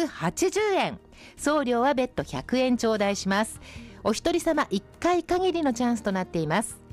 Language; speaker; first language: Japanese; native; Japanese